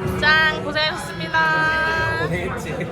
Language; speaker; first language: Korean; native; Korean